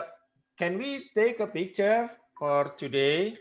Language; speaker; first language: English; non-native, learner; Indonesian